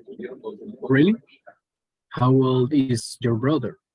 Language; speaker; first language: English; non-native, learner; Spanish